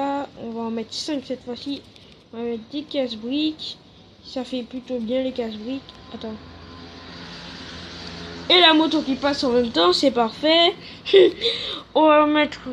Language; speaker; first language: French; native; French